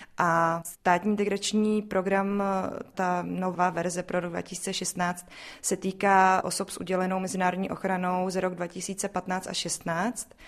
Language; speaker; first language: Czech; native; Czech